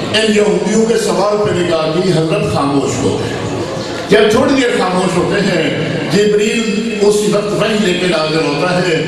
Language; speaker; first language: Urdu; non-native, local second language; Punjabi